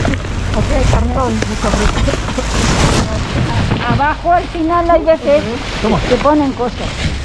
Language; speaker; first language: Spanish; non-native, learner; Filipino